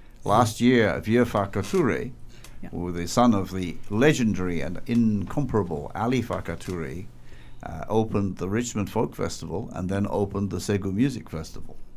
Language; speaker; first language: English; native; English